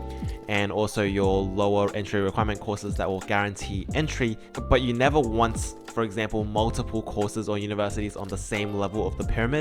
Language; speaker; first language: English; early bilingual, other home language; Chinese